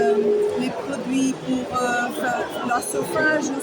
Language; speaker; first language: French; non-native, learner; Portuguese